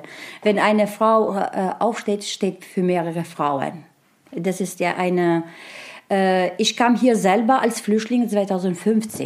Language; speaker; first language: German; non-native, learner; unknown